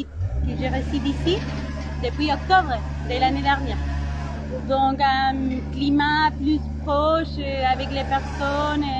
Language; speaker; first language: French; non-native, learner; Spanish